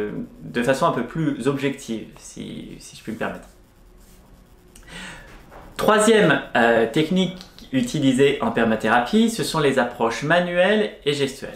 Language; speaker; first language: French; native; French